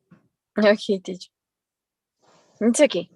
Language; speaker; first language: English; non-native, learner; Spanish